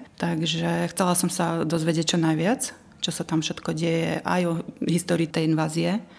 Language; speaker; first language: Slovak; early bilingual, other home language; Russian